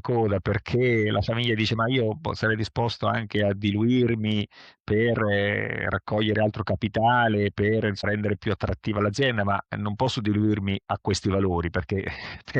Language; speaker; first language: Italian; native; Italian